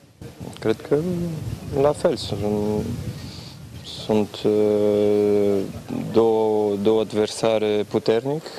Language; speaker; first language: Romanian; non-native, learner; Portuguese